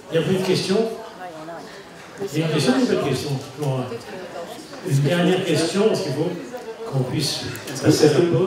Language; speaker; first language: French; native; French